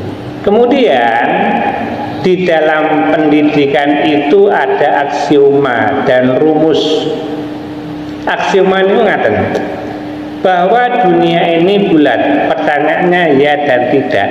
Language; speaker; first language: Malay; non-native, local second language; Javanese